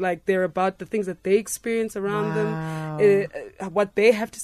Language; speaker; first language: English; non-native, local second language; Xhosa